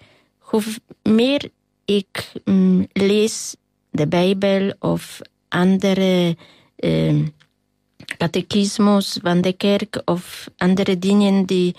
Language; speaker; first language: Dutch; non-native, learner; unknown